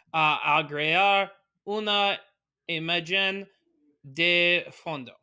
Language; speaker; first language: Spanish; non-native, learner; English